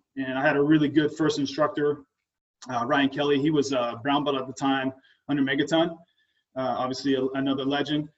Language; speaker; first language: English; native; English